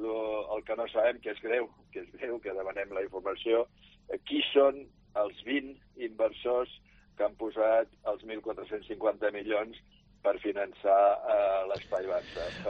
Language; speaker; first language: Catalan; native; Catalan